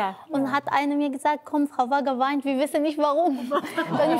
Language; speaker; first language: German; non-native, learner; Arabic